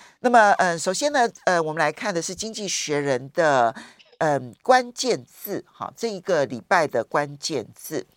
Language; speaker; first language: Chinese; native; Chinese